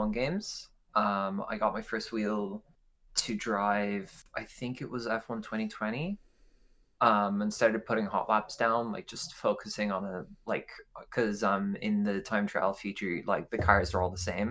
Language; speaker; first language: English; native; English